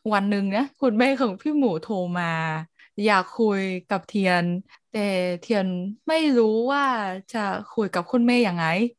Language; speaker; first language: Thai; non-native, learner; Vietnamese